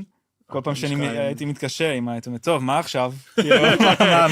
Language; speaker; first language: Hebrew; non-native, fluent; Dutch